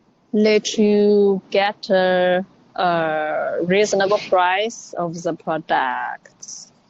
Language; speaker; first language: English; non-native, learner; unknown